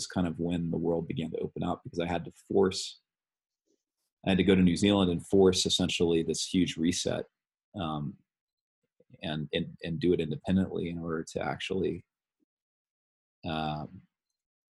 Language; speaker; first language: English; native; English